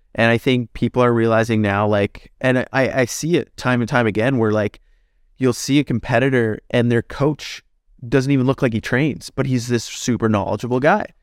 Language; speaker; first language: English; native; English